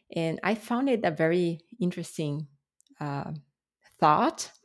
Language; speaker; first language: English; non-native, fluent; Portuguese